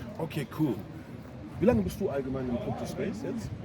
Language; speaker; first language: German; native; German